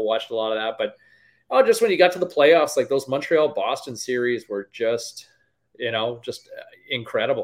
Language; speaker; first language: English; native; English